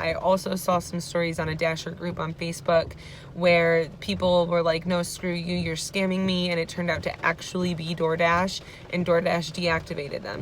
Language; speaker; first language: English; native; English